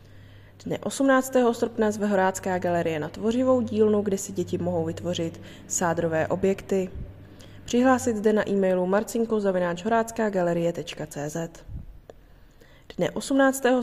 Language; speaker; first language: Czech; native; Czech